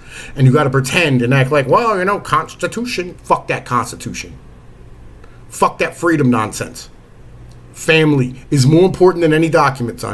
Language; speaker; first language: English; native; English